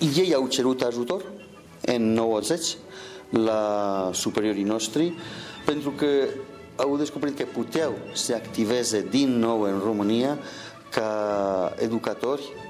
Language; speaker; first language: Romanian; non-native, fluent; Spanish